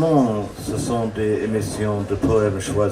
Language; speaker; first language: French; non-native, fluent; English